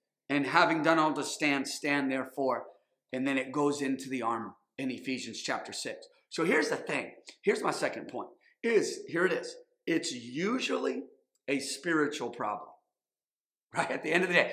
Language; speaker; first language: English; native; English